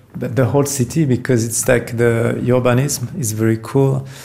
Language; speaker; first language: English; non-native, fluent; French